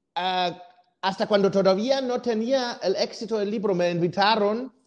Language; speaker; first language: Spanish; non-native, fluent; German